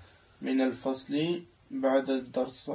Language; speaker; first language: Arabic; non-native, learner; French